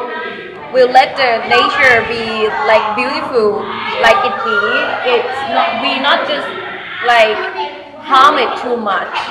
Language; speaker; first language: English; non-native, learner; Thai